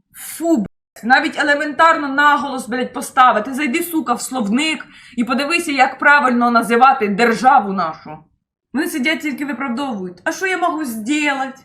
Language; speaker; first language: Ukrainian; native; Ukrainian